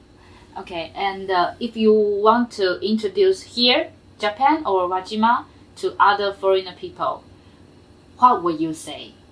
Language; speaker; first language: English; non-native, learner; Japanese